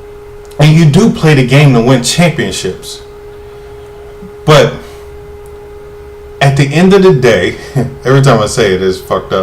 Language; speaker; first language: English; native; English